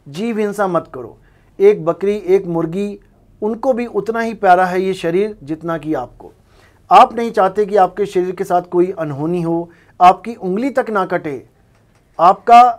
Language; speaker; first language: Hindi; non-native, local second language; Punjabi